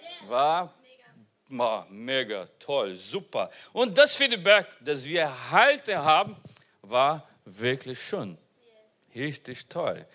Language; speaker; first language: German; non-native, learner; Portuguese